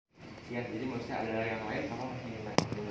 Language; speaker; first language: Indonesian; native; Indonesian